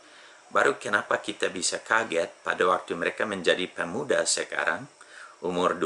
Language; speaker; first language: Indonesian; non-native, fluent; English